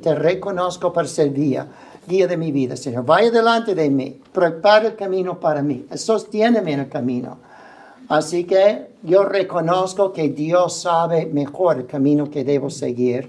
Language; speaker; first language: Spanish; non-native, fluent; English